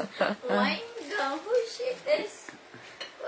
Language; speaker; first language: Japanese; non-native, learner; Filipino